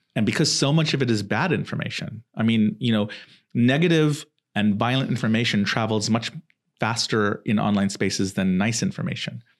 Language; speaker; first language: English; native; English